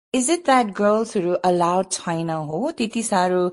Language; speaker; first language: English; early bilingual, other home language; Nepali